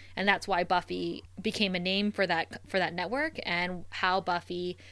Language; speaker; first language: English; native; English